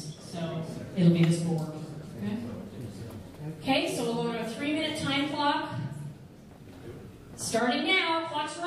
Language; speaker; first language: English; native; English